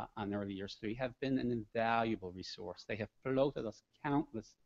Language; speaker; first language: English; native; English